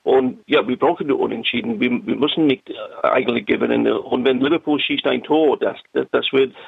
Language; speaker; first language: German; non-native, learner; English